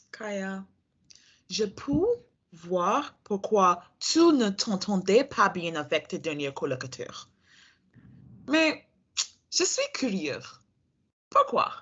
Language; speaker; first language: French; non-native, learner; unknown